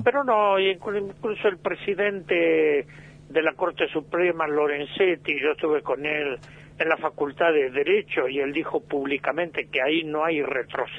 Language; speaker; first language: Spanish; native; Spanish